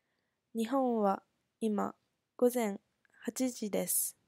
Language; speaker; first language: Japanese; non-native, fluent; English